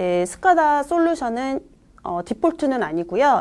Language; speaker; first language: Korean; native; Korean